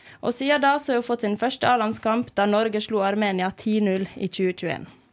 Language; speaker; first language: Norwegian; native; Norwegian